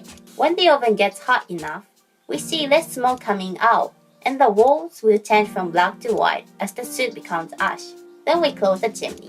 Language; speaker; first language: English; non-native, fluent; Japanese